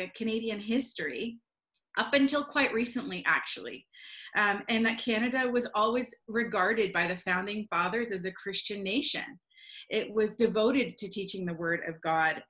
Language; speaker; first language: English; native; English